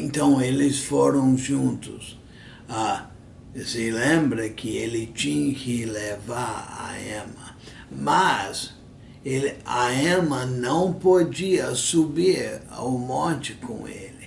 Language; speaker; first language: Portuguese; non-native, fluent; English